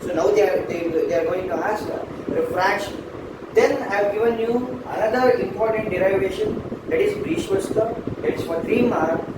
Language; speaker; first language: English; non-native, local second language; Kannada